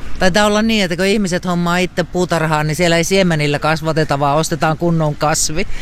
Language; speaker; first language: Finnish; native; Finnish